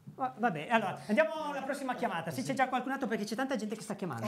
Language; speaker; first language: Italian; native; Italian